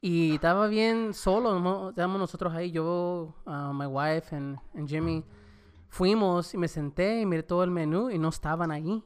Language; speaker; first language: Spanish; early bilingual, heritage; Spanish